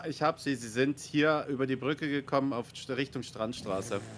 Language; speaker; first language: German; native; German